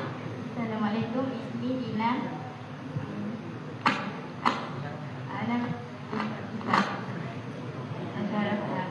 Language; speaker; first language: Arabic; non-native, learner; Malay